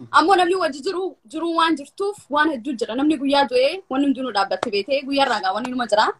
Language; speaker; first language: Oromo; early bilingual, heritage; Oromo